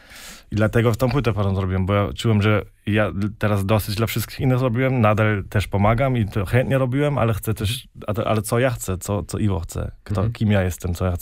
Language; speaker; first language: Polish; early bilingual, heritage; Polish